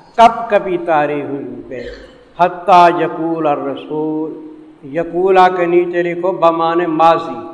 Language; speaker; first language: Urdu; non-native, local second language; Saraiki